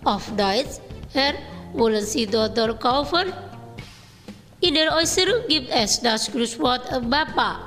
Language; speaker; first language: German; non-native, fluent; Indonesian